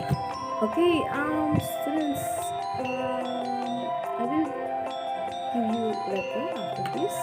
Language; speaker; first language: English; non-native, local second language; Indonesian